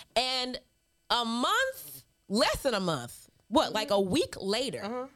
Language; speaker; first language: English; early bilingual, other home language; Yoruba